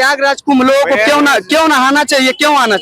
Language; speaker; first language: Hindi; native; Hindi